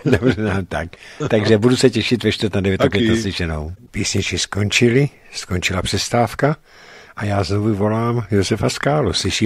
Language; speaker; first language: Czech; native; Czech